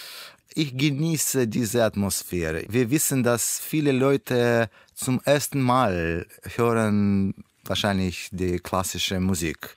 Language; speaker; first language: German; non-native, learner; Russian